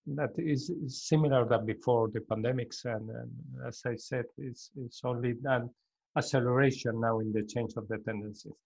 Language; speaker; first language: English; non-native, learner; Spanish